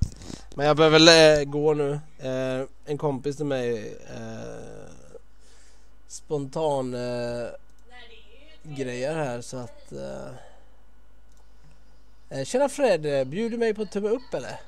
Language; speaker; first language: Swedish; native; Swedish